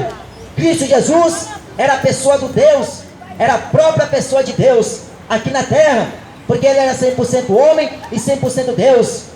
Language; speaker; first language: Portuguese; native; Portuguese